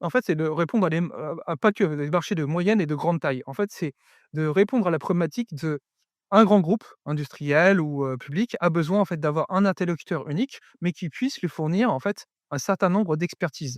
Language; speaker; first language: French; native; French